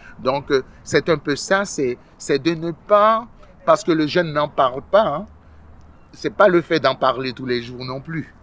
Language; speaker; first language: French; early bilingual, other home language; Haitian Creole